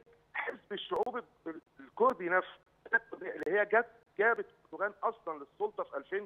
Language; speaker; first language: Arabic; native; Arabic